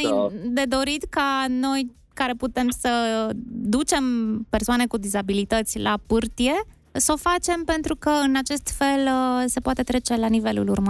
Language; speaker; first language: Romanian; native; Romanian